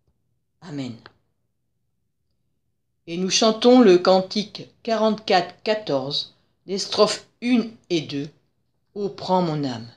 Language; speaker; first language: French; native; French